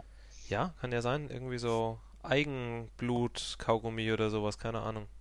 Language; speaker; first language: German; native; German